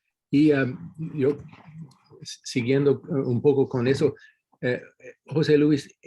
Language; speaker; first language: Spanish; non-native, fluent; English